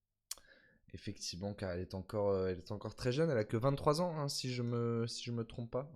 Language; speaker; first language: French; native; French